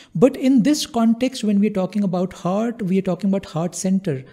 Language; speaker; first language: English; non-native, local second language; Hindi